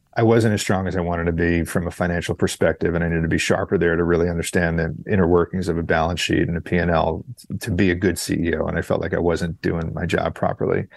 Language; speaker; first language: English; native; English